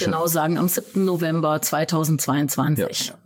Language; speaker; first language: German; native; German